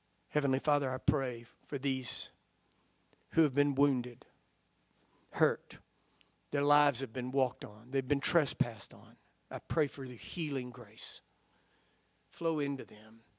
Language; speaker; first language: English; native; English